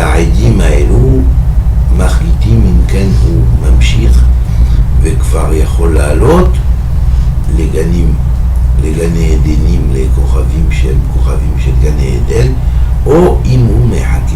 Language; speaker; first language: Hebrew; non-native, fluent; French